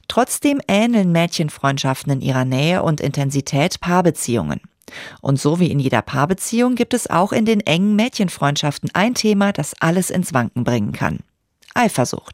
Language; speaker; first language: German; native; German